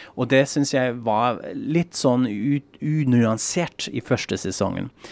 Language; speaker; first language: Norwegian; non-native, fluent; German